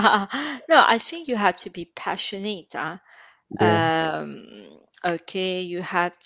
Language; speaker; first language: English; non-native, fluent; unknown